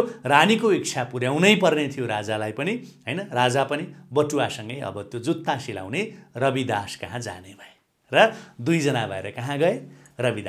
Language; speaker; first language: Nepali; native; Nepali